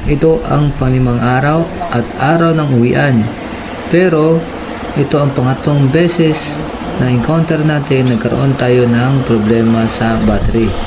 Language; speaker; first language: Filipino; native; Filipino